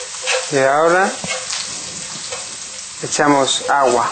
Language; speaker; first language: Spanish; non-native, learner; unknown